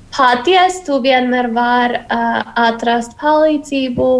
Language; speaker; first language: Latvian; non-native, learner; Spanish